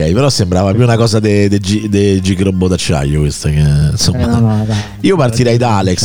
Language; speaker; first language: Italian; native; Italian